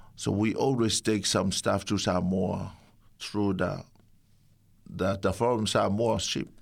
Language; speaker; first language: English; non-native, fluent; Samoan